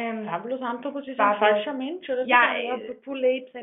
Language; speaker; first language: Greek; non-native, learner; German